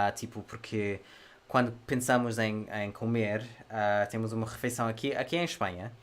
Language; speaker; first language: Portuguese; non-native, fluent; English